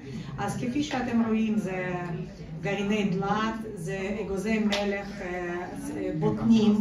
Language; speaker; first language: Hebrew; non-native, fluent; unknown